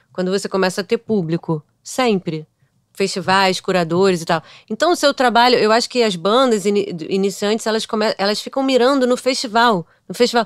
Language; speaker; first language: Portuguese; native; Portuguese